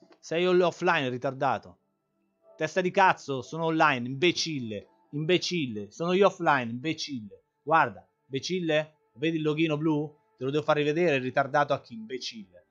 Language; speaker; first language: Italian; native; Italian